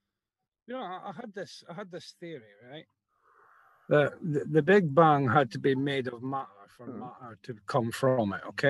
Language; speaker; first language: English; native; English